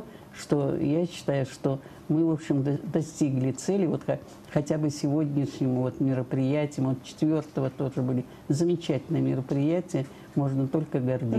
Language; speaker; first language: Russian; native; Russian